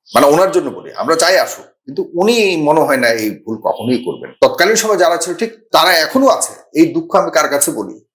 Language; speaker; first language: Bangla; native; Bangla